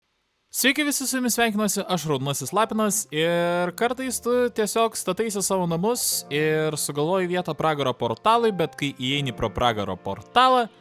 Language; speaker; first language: Lithuanian; native; Lithuanian